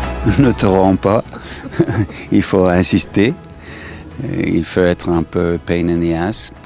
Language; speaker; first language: French; non-native, fluent; English